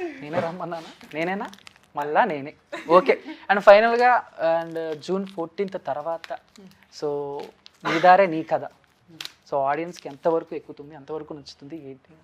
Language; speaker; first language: Telugu; native; Telugu